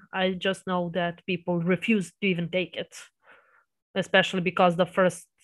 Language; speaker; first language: English; early bilingual, other home language; Serbian